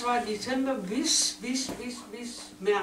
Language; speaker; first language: German; non-native, learner; Spanish